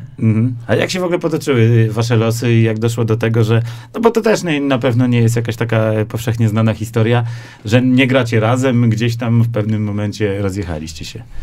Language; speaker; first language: Polish; native; Polish